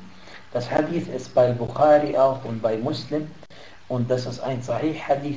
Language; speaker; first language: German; non-native, fluent; Arabic